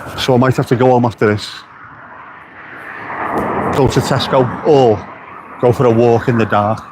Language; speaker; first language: English; native; English